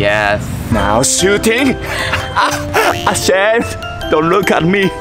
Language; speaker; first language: English; non-native, learner; Japanese